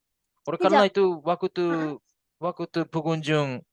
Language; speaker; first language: Indonesian; non-native, fluent; Japanese